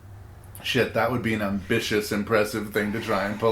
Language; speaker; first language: English; native; English